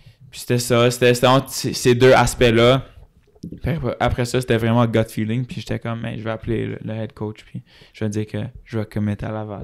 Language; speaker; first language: French; non-native, local second language; English